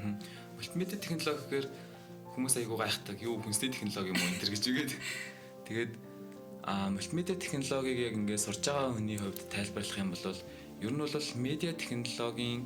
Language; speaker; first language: Mongolian; native; Mongolian